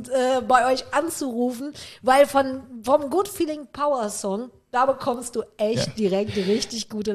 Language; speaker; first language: German; native; German